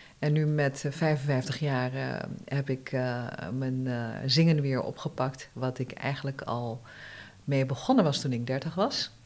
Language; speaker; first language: Dutch; early bilingual, other home language; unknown